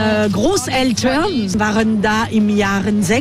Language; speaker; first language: German; non-native, fluent; French